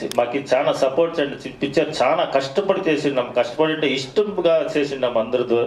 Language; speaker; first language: Telugu; non-native, local second language; Kannada